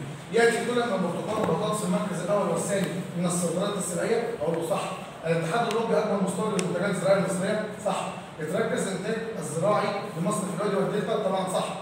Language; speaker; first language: Arabic; native; Arabic